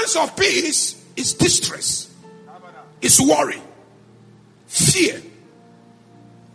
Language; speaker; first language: English; non-native, local second language; Akan